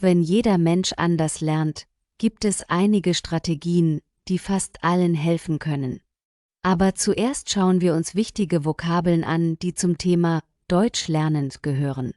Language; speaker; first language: German; native; German